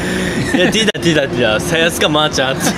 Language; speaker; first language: Indonesian; non-native, learner; Japanese